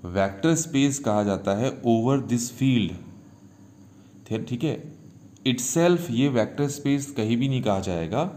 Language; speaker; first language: Hindi; native; Hindi